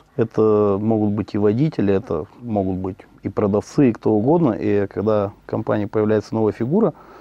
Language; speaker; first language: Russian; native; Russian